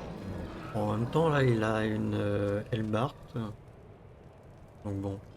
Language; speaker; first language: French; native; French